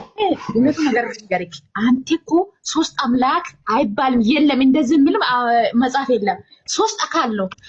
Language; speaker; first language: Amharic; non-native, local second language; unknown